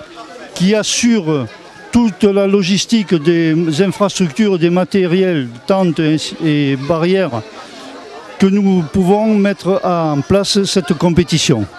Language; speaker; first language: French; native; French